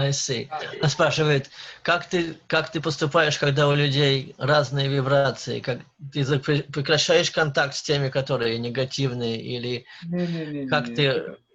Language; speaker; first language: Russian; native; Russian